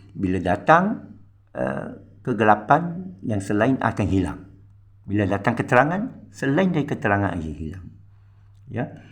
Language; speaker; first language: Malay; non-native, local second language; Min Nan Chinese